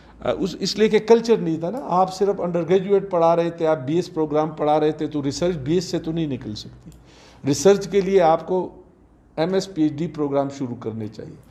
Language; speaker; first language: Urdu; non-native, local second language; Pashto